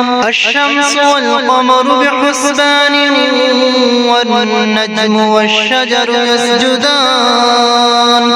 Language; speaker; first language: Arabic; native; Arabic